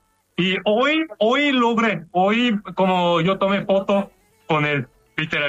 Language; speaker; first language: Spanish; non-native, fluent; Korean